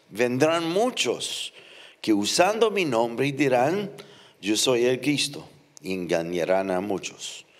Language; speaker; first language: Spanish; non-native, fluent; English